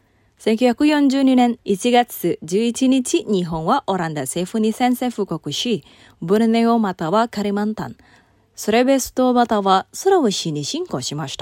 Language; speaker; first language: Japanese; non-native, fluent; Indonesian